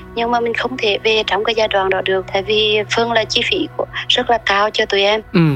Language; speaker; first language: Vietnamese; native; Vietnamese